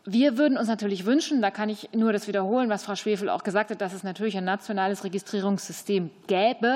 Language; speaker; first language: German; native; German